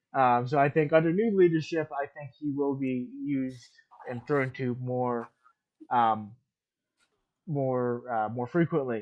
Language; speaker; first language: English; native; English